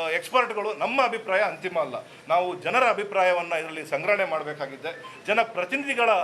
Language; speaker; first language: Kannada; non-native, local second language; Tulu